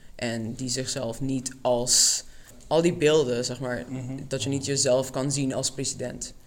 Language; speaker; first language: Dutch; non-native, local second language; Papiamento